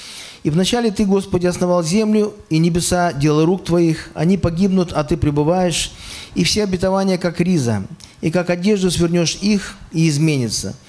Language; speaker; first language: Russian; native; Russian